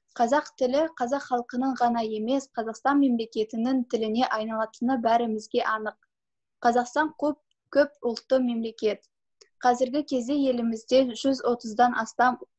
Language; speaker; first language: Kazakh; non-native, local second language; Azerbaijani